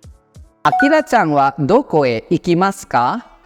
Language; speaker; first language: Japanese; non-native, fluent; Indonesian